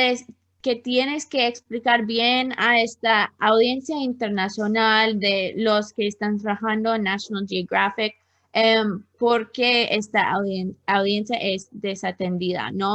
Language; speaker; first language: Spanish; non-native, fluent; English